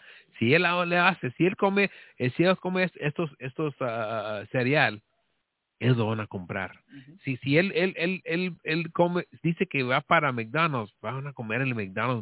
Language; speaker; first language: Spanish; early bilingual, heritage; Spanish